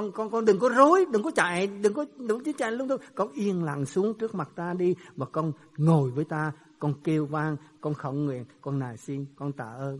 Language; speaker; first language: Vietnamese; native; Vietnamese